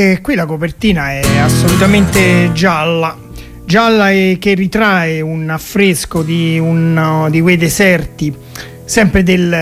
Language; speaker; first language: Italian; native; Italian